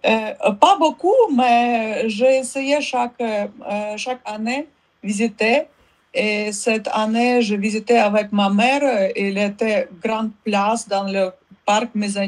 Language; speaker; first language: French; non-native, learner; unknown